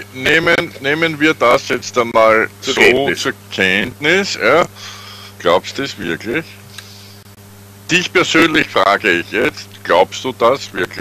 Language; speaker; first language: German; native; German